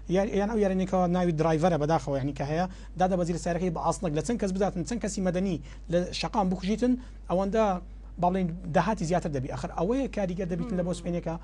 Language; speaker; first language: Central Kurdish; native; Central Kurdish